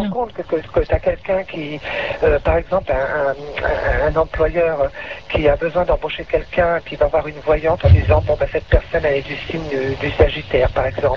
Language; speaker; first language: French; native; French